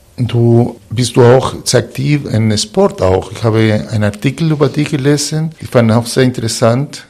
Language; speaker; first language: German; non-native, fluent; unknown